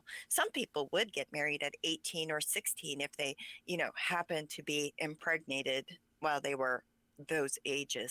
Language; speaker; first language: English; early bilingual, other home language; Pennsylvania German